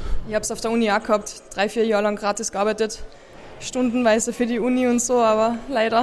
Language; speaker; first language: German; native; German